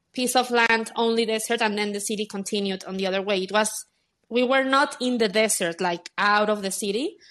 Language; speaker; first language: English; non-native, fluent; Spanish